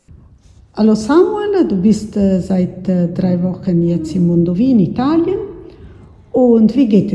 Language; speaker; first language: German; non-native, fluent; Italian